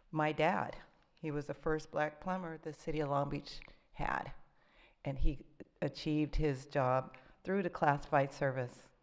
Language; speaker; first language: English; native; English